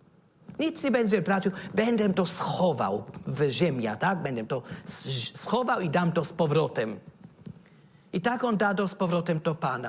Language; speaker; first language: Polish; non-native, learner; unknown